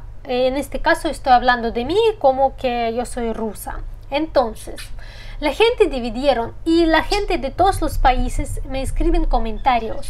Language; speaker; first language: Spanish; non-native, fluent; Russian